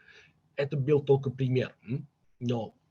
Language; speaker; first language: Russian; non-native, fluent; Catalan